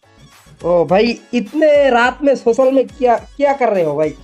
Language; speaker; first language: Hindi; non-native, fluent; Bangla